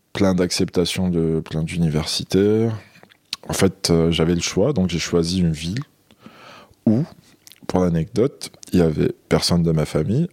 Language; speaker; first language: French; non-native, local second language; Arabic